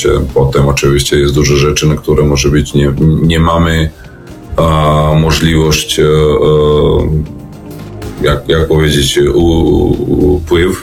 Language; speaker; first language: Polish; non-native, learner; Serbian